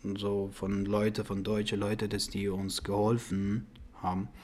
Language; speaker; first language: German; non-native, fluent; Persian